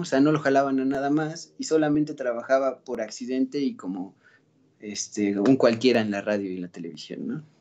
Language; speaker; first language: Spanish; native; Spanish